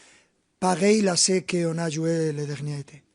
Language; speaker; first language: French; non-native, fluent; Spanish